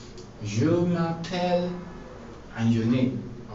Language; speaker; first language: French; non-native, fluent; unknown